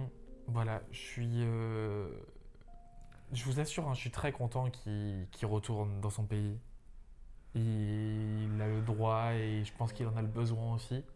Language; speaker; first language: French; native; French